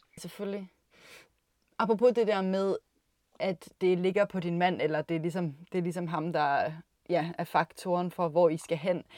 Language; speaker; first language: Danish; native; Danish